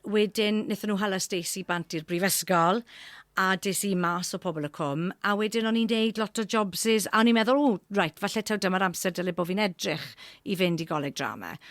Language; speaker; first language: Welsh; non-native, local second language; English